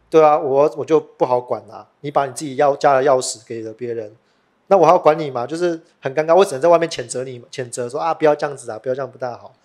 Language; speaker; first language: Chinese; native; Chinese